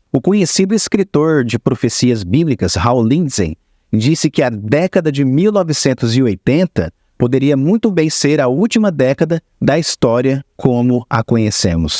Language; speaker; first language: Portuguese; native; Portuguese